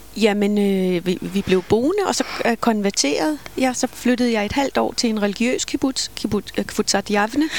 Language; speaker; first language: Danish; native; Danish